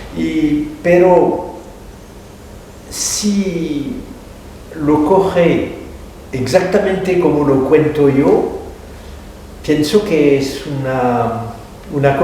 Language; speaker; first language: Spanish; non-native, fluent; French